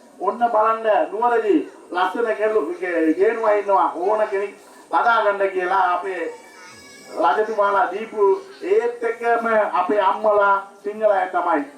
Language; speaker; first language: Sinhala; non-native, local second language; Tamil